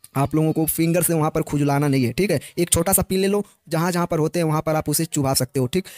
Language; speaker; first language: Hindi; native; Hindi